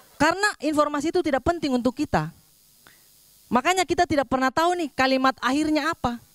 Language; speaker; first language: Indonesian; native; Indonesian